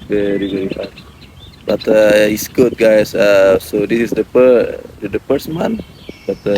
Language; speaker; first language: English; non-native, learner; Indonesian